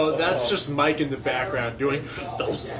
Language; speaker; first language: English; native; English